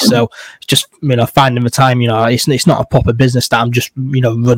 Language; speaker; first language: English; native; English